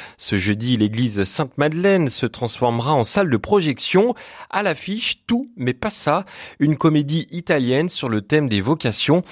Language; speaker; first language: French; native; French